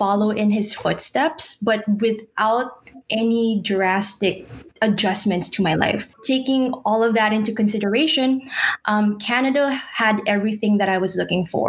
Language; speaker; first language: English; non-native, local second language; Filipino